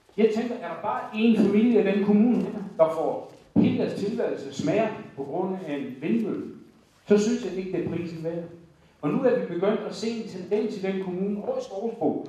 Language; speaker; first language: Danish; native; Danish